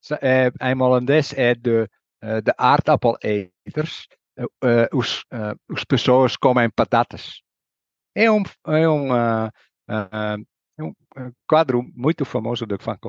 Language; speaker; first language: Portuguese; non-native, learner; Dutch